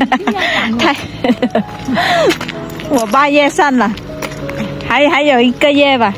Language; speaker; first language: Chinese; non-native, learner; Vietnamese